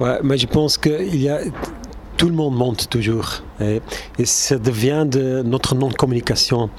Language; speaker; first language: French; non-native, local second language; Turkish